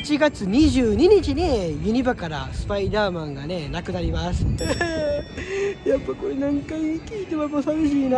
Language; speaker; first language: Japanese; native; Japanese